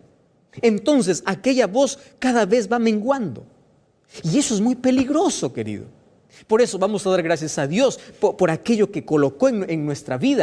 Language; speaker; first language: Spanish; native; Spanish